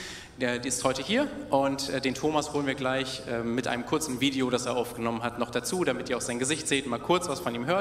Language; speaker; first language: German; native; German